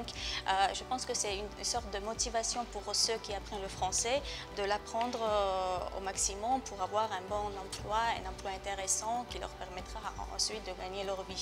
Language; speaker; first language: French; non-native, fluent; Georgian